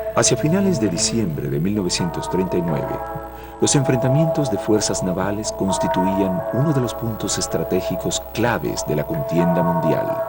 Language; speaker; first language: Spanish; native; Spanish